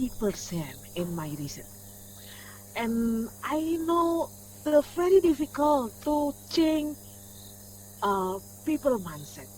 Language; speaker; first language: English; non-native, learner; Indonesian